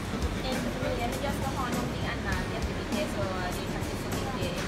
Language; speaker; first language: Swedish; non-native, learner; Thai